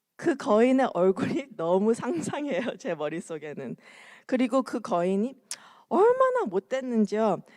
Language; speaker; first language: Korean; early bilingual, heritage; Korean